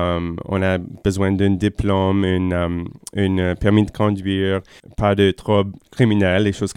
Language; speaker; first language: French; non-native, fluent; English